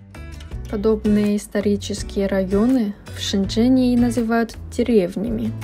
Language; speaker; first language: Russian; non-native, fluent; Chinese